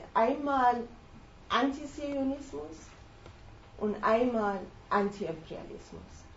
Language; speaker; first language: German; non-native, fluent; Persian